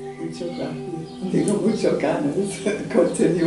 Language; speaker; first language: Spanish; non-native, learner; English